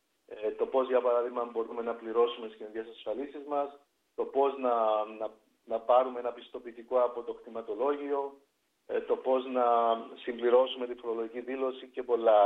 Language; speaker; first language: Greek; native; Greek